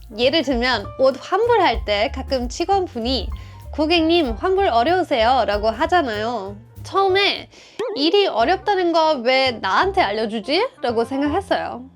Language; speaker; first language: Korean; non-native, fluent; German